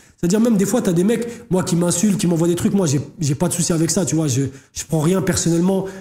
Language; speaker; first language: French; native; French